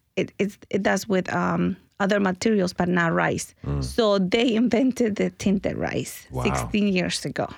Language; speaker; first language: English; early bilingual, other home language; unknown